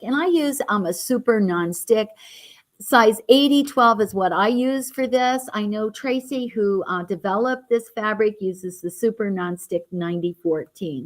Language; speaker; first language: English; native; English